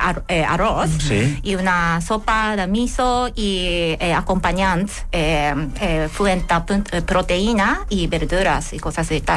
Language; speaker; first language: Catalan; non-native, learner; Japanese